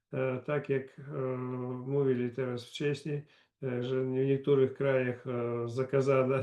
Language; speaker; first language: Polish; non-native, learner; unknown